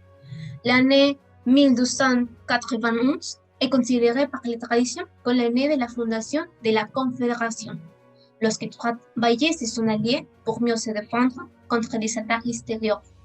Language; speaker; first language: French; non-native, learner; Spanish